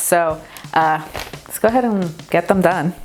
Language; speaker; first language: English; native; English